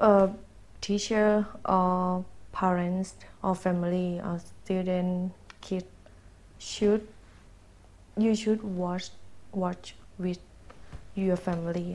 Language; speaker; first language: English; non-native, learner; Thai